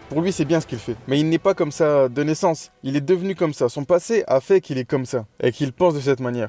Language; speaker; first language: French; native; French